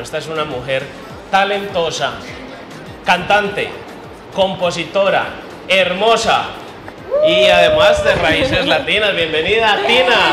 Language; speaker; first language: Spanish; native; Spanish